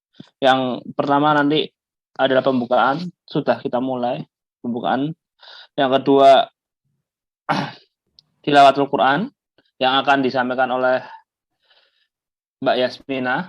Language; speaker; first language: Indonesian; native; Indonesian